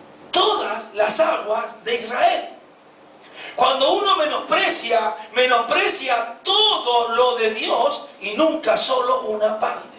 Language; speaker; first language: Spanish; native; Spanish